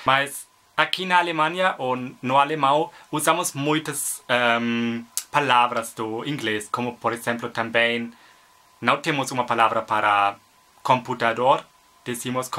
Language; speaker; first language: Portuguese; non-native, learner; German